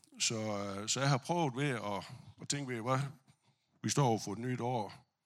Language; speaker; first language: Danish; non-native, fluent; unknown